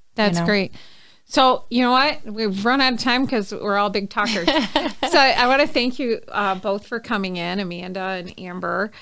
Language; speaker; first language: English; native; English